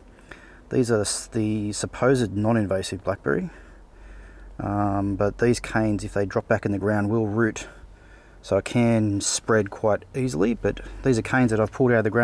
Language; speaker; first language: English; native; English